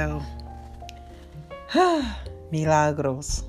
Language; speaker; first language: Spanish; non-native, learner; English